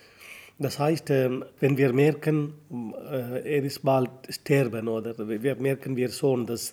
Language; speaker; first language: German; non-native, learner; Tamil